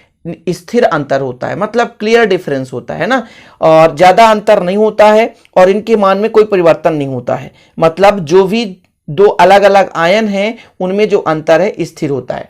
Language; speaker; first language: Hindi; native; Hindi